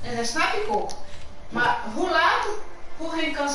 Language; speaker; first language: Dutch; non-native, learner; Portuguese